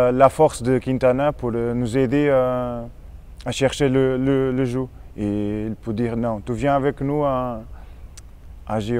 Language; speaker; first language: French; non-native, learner; Portuguese